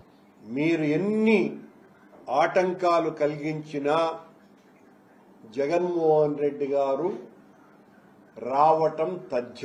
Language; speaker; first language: Telugu; native; Telugu